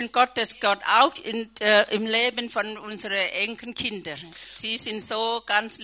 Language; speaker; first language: German; non-native, learner; Thai